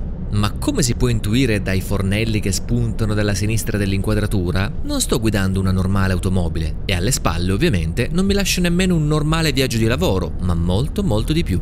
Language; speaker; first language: Italian; native; Italian